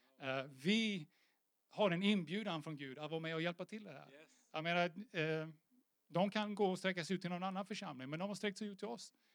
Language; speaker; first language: Swedish; native; Swedish